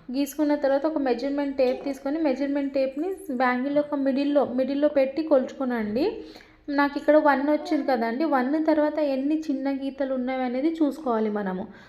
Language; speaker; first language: Telugu; non-native, local second language; Marathi